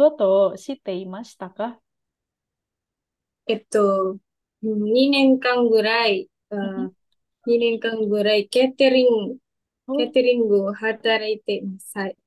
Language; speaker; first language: Japanese; non-native, learner; Indonesian